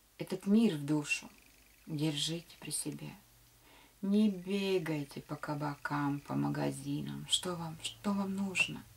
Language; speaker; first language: Russian; non-native, local second language; Latvian